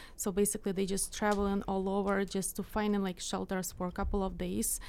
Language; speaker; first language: English; non-native, fluent; Ukrainian